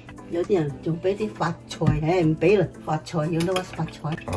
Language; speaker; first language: Cantonese; native; Cantonese